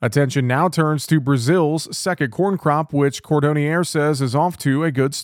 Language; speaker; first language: English; native; English